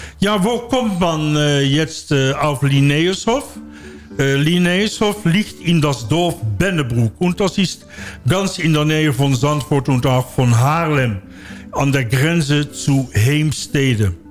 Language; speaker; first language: German; non-native, learner; Dutch